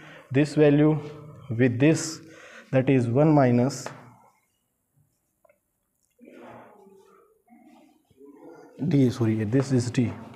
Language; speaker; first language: English; non-native, local second language; Hindi